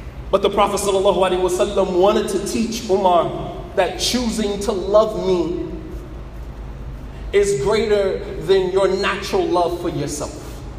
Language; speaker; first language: English; native; English